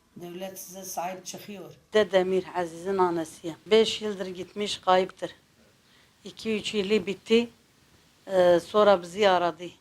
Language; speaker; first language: Turkish; non-native, local second language; Kurdish